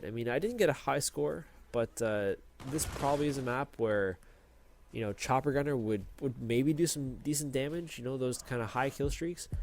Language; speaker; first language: English; native; English